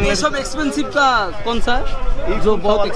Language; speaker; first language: Hindi; non-native, learner; Bangla